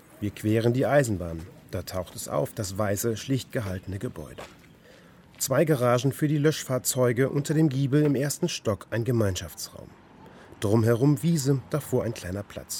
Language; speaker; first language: German; native; German